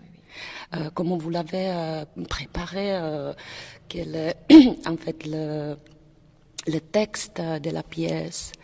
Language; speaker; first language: French; non-native, fluent; Czech